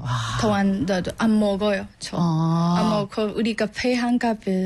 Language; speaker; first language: Korean; non-native, learner; Burmese